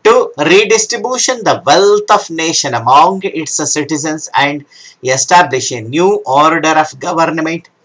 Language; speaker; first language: English; non-native, local second language; Kannada